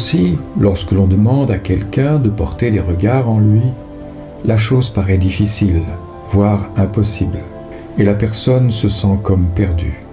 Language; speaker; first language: French; native; French